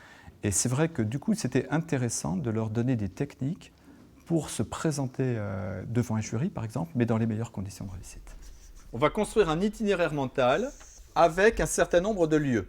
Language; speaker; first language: French; native; French